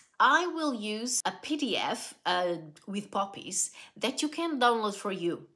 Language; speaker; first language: English; non-native, fluent; Portuguese